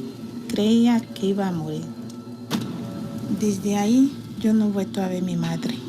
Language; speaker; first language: Spanish; non-native, learner; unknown